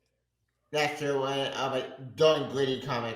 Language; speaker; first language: English; native; English